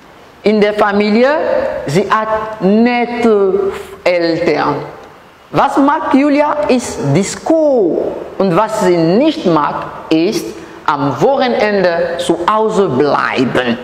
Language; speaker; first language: German; non-native, learner; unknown